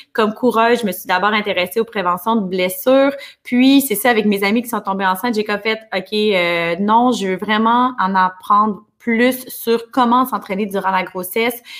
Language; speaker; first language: French; native; French